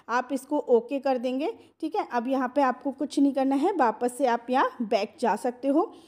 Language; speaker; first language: Hindi; non-native, local second language; Marathi